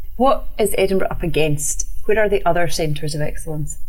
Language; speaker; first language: English; native; English